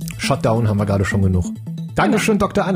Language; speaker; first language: German; native; German